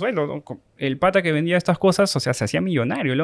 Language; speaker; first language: Spanish; native; Spanish